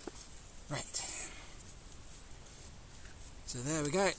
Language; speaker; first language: English; native; English